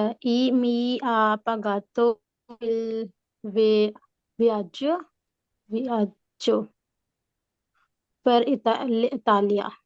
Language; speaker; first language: Italian; non-native, learner; Urdu